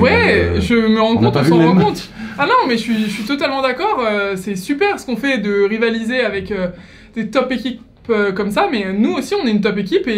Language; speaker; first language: French; native; French